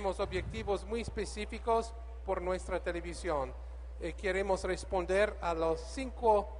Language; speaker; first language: Spanish; non-native, learner; English